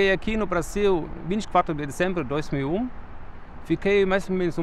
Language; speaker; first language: Portuguese; non-native, fluent; Danish